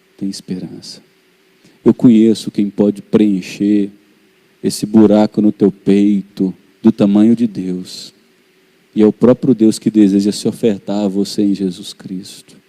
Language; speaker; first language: Portuguese; native; Portuguese